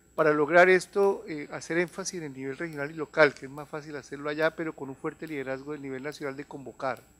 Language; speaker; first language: Spanish; native; Spanish